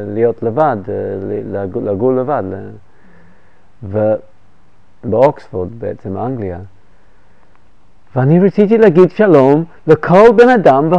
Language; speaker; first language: Hebrew; non-native, fluent; English